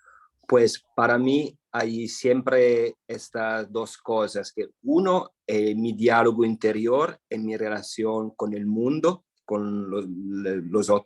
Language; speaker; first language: Spanish; non-native, fluent; Italian